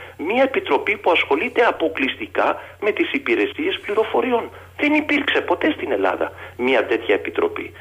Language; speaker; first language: Greek; native; Greek